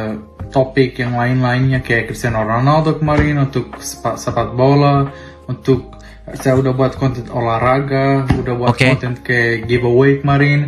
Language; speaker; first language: Indonesian; non-native, fluent; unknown